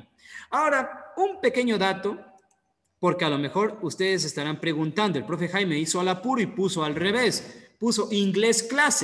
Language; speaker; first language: Spanish; native; Spanish